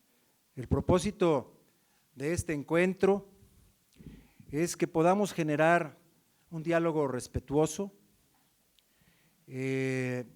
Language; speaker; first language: Spanish; native; Spanish